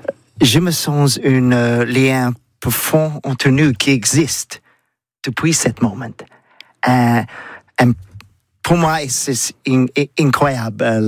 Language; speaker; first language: French; non-native, learner; English